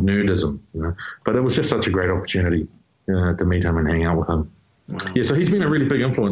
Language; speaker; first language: English; native; English